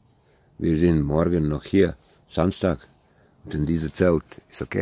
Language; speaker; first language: German; non-native, learner; Croatian